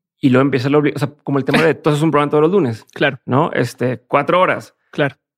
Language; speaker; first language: Spanish; native; Spanish